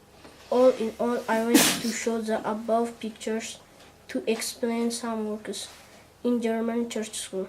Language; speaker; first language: English; non-native, learner; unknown